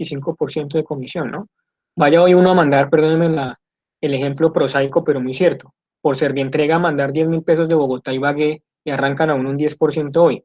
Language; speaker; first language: Spanish; native; Spanish